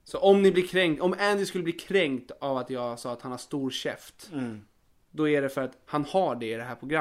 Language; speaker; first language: Swedish; native; Swedish